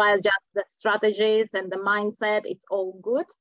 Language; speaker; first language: English; non-native, fluent; Czech